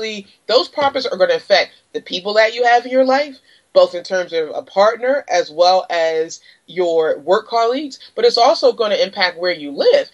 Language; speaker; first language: English; native; English